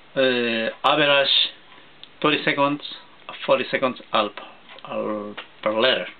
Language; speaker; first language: English; non-native, learner; Spanish